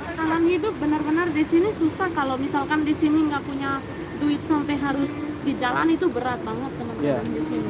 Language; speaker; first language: Indonesian; non-native, fluent; Spanish